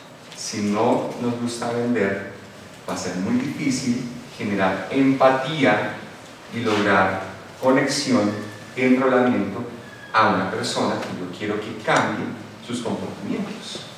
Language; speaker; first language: Spanish; native; Spanish